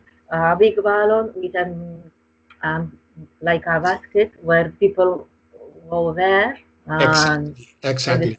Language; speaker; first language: English; non-native, learner; Spanish